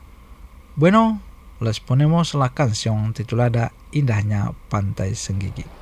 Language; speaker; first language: Spanish; non-native, fluent; Indonesian